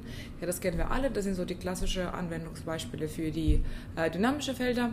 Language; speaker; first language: German; non-native, fluent; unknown